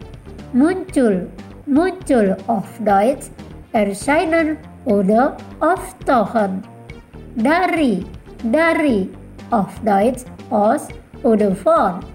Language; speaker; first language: German; non-native, fluent; Indonesian